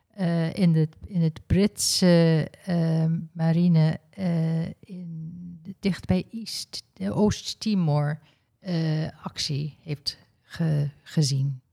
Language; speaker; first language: Dutch; early bilingual, heritage; Dutch